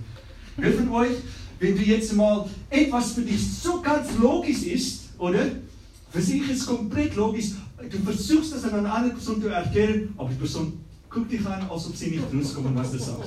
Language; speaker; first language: German; non-native, learner; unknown